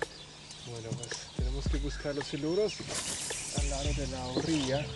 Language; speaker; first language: Spanish; non-native, fluent; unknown